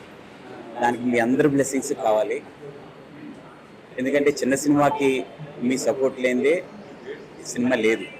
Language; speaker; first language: Telugu; native; Telugu